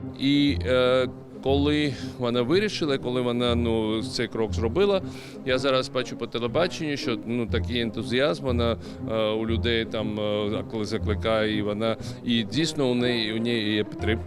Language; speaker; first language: Ukrainian; non-native, learner; Georgian